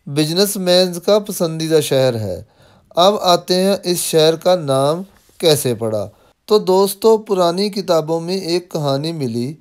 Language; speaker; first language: Hindi; non-native, local second language; Punjabi